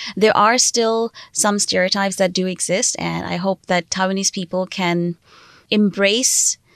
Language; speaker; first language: English; non-native, fluent; Sindhi